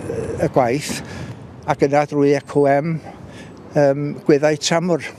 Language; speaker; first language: Welsh; native; Welsh